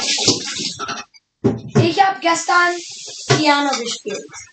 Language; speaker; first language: German; early bilingual, heritage; English